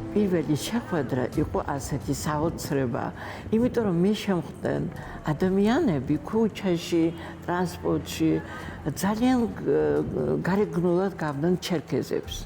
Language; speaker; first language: Georgian; non-native, fluent; Adyghe